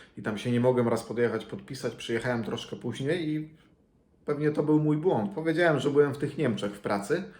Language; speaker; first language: Polish; native; Polish